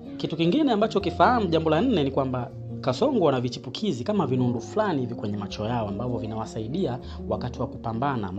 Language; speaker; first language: Swahili; native; Swahili